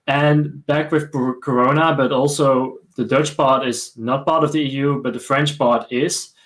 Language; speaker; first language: English; non-native, fluent; Dutch